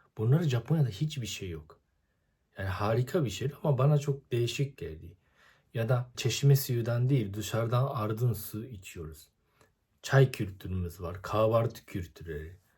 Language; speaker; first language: Turkish; non-native, fluent; Japanese